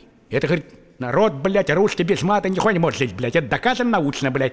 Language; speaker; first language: Russian; native; Russian